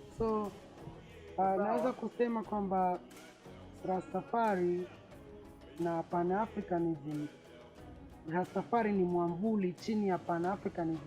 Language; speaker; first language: Swahili; native; Swahili